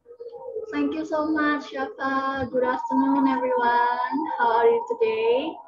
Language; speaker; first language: English; non-native, fluent; Indonesian